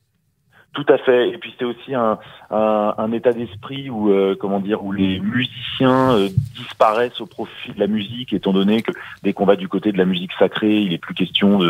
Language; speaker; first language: French; native; French